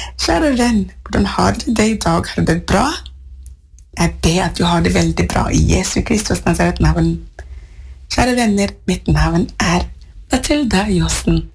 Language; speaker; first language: Norwegian; non-native, fluent; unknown